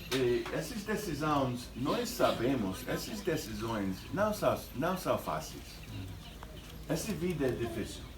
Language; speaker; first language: Portuguese; non-native, fluent; English